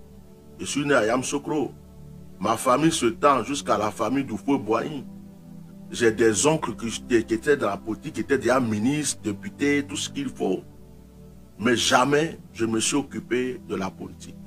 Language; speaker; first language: French; non-native, local second language; Baoulé